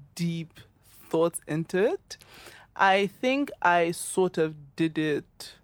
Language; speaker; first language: English; non-native, local second language; Yoruba